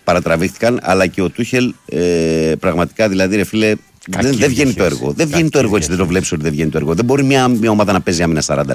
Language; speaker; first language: Greek; native; Greek